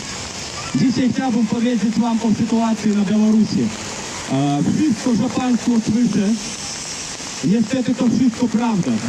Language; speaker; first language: Polish; non-native, learner; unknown